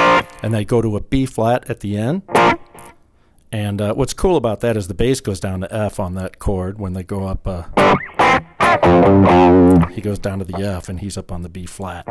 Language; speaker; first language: English; native; English